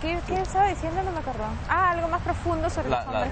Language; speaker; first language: Spanish; native; Spanish